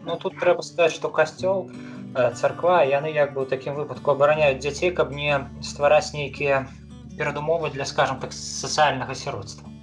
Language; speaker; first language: Belarusian; native; Belarusian